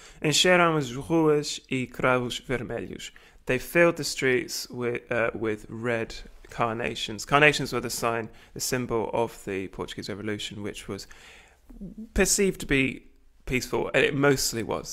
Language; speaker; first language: English; native; English